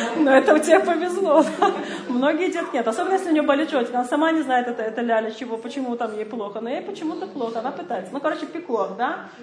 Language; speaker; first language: Russian; early bilingual, heritage; Russian